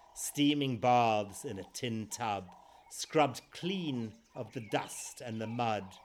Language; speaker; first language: English; native; English